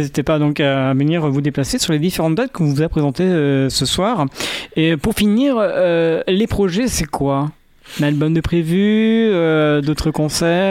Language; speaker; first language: French; native; French